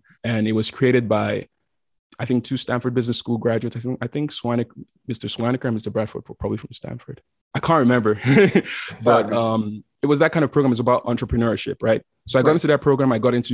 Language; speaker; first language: English; non-native, local second language; Igbo